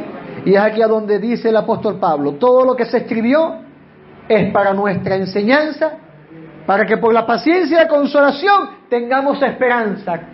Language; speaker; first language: Spanish; native; Spanish